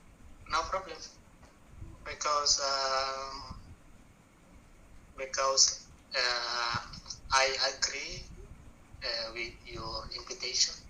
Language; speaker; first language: English; non-native, learner; Indonesian